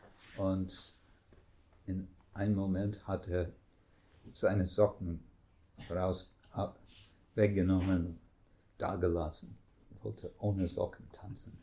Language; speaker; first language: German; non-native, fluent; English